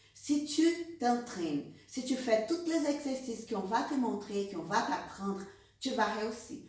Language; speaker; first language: French; non-native, fluent; Portuguese